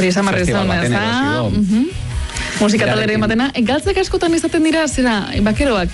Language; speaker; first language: Basque; native; Basque